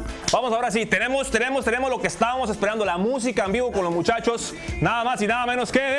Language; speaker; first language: Spanish; native; Spanish